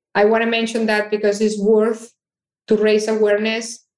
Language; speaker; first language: English; non-native, fluent; Catalan